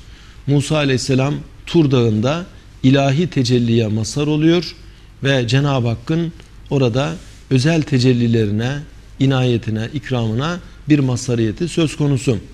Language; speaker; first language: Turkish; native; Turkish